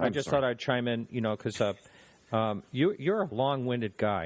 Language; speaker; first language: English; native; English